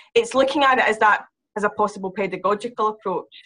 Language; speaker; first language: English; native; English